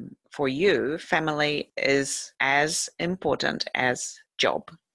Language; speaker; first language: English; native; English